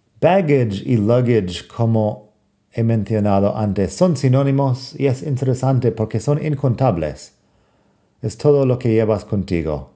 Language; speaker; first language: Spanish; non-native, fluent; English